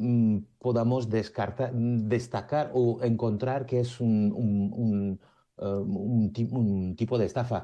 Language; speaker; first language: Spanish; native; Spanish